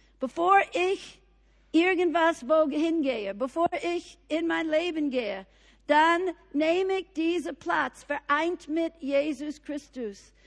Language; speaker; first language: German; non-native, fluent; English